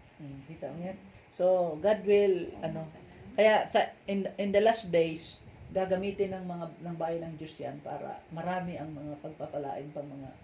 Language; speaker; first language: Filipino; non-native, local second language; Masbatenyo